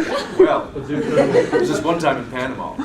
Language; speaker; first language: English; native; English